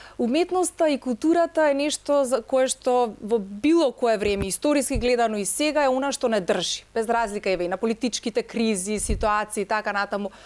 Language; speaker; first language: Macedonian; native; Macedonian